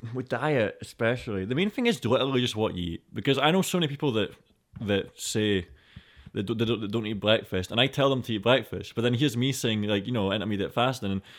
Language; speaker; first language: English; native; English